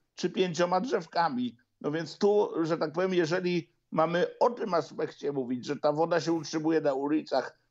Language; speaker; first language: Polish; native; Polish